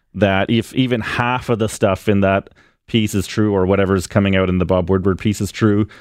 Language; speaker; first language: English; native; English